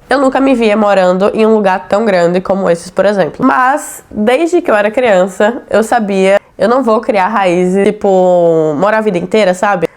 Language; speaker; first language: Portuguese; native; Portuguese